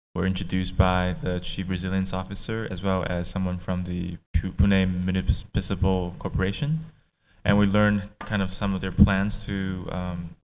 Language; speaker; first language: English; native; English